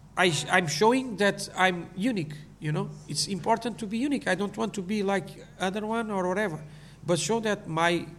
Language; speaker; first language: English; non-native, learner; Portuguese